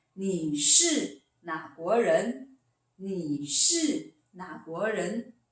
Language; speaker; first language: Chinese; non-native, fluent; Korean